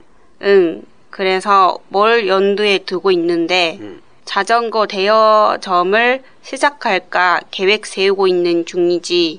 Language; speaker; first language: Korean; non-native, learner; Japanese